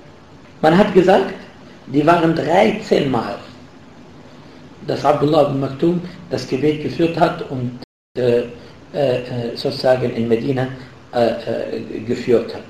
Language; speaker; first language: German; non-native, fluent; Arabic